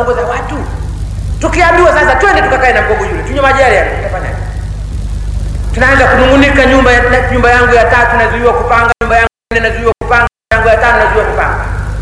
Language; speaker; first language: Swahili; native; Swahili